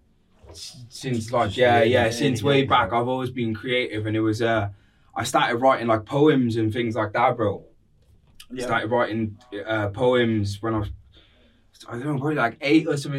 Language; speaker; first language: English; native; English